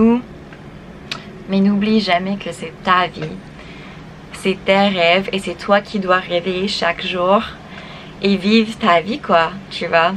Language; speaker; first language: French; non-native, fluent; English